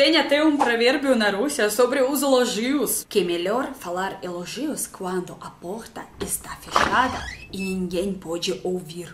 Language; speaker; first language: Portuguese; non-native, fluent; Russian